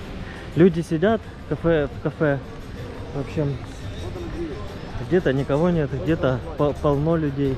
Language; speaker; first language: Russian; native; Russian